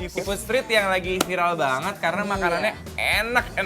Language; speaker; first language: Indonesian; native; Indonesian